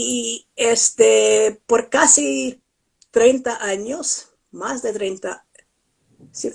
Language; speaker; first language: Spanish; non-native, fluent; English